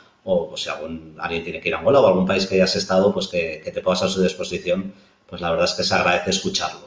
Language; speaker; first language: Spanish; native; Spanish